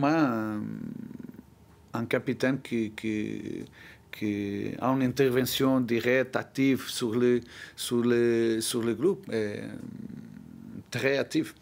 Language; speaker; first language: French; non-native, learner; Portuguese